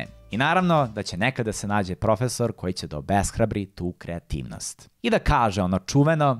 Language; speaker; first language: Serbian; native; Serbian